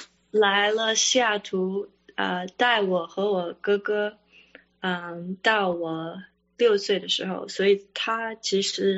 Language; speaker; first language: Chinese; early bilingual, heritage; Chinese